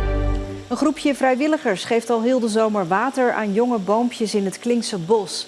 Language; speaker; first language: Dutch; native; Dutch